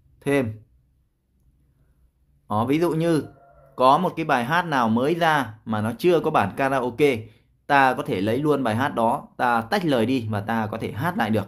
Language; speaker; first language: Vietnamese; native; Vietnamese